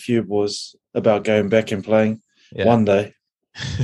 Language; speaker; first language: English; native; English